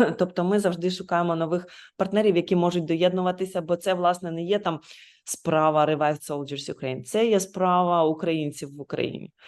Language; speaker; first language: Ukrainian; native; Ukrainian